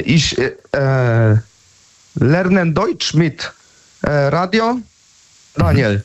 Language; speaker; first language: German; non-native, learner; Polish